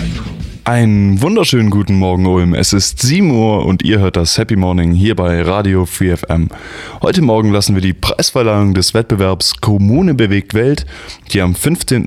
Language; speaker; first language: German; native; German